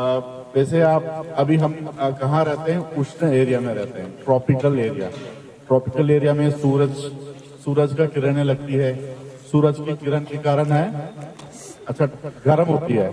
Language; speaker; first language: Hindi; native; Hindi